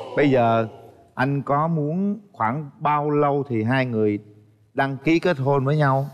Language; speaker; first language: Vietnamese; native; Vietnamese